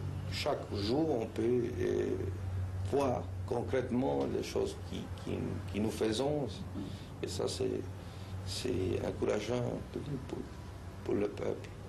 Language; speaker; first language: French; non-native, fluent; Spanish